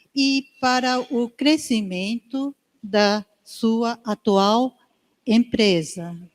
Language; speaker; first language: Portuguese; non-native, learner; Japanese